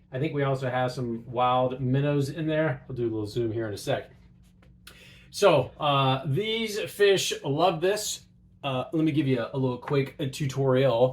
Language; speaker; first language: English; native; English